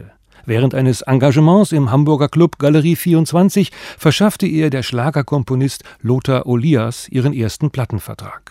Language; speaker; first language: German; native; German